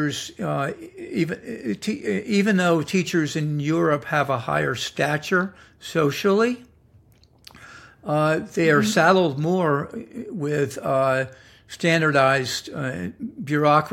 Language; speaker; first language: English; native; English